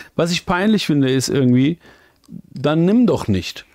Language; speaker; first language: German; native; German